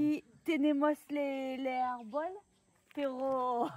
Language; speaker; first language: Spanish; non-native, learner; French